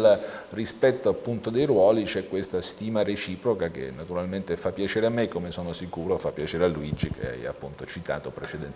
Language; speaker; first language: Italian; native; Italian